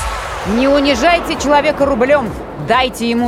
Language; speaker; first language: Russian; native; Russian